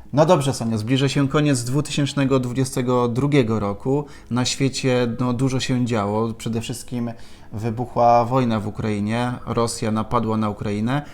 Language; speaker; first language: Polish; native; Polish